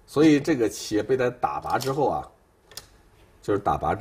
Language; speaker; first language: Chinese; native; Chinese